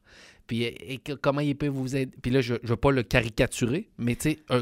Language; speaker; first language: French; native; French